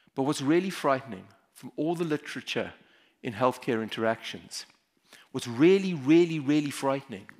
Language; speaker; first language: English; native; English